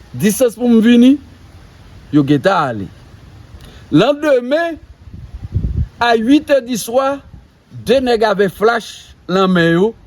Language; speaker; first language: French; non-native, local second language; Haitian Creole